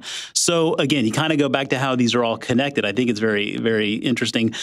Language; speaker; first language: English; native; English